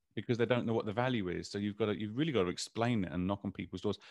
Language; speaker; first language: English; native; English